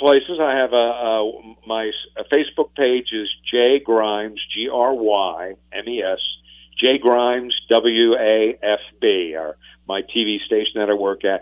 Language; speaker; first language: English; native; English